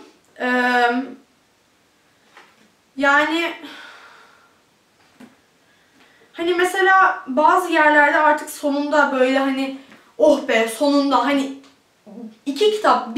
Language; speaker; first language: Turkish; early bilingual, heritage; Turkish